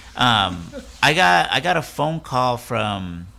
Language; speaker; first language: English; early bilingual, other home language; Spanish